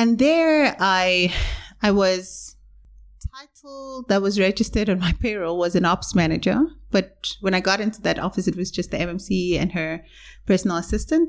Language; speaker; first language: English; non-native, local second language; Zulu